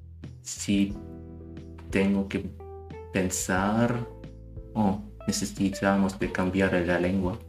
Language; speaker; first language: Spanish; non-native, learner; German